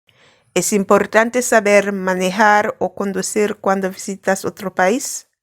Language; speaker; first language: Spanish; non-native, fluent; English